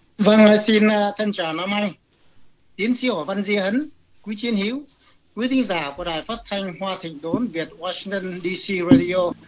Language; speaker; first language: Vietnamese; native; Vietnamese